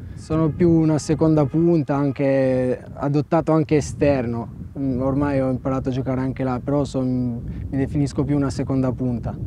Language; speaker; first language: Italian; early bilingual, other home language; Albanian